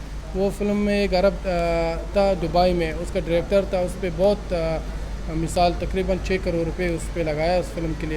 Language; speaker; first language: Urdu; non-native, local second language; Pashto